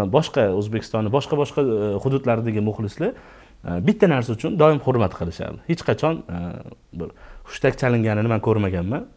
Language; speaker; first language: Uzbek; native; Uzbek